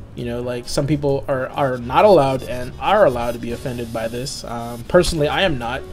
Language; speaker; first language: English; native; English